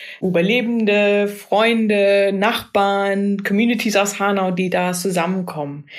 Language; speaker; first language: German; non-native, fluent; English